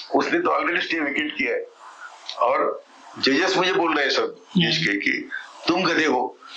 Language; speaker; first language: Hindi; non-native, local second language; Marathi